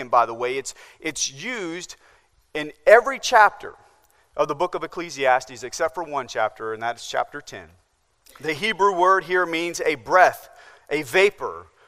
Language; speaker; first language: English; native; English